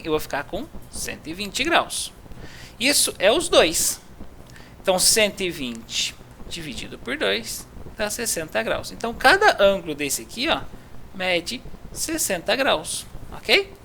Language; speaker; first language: Portuguese; native; Portuguese